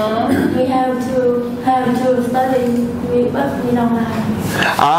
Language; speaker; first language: English; non-native, learner; Vietnamese